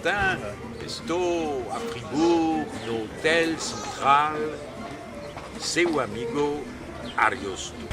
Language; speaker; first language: Portuguese; non-native, fluent; French